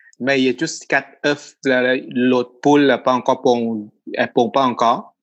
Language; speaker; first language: French; non-native, fluent; Thai